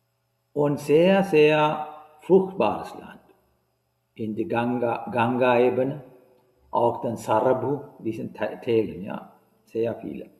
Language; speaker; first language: German; non-native, fluent; Sinhala